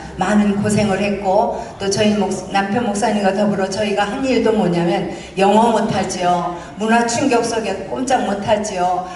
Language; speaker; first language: Korean; native; Korean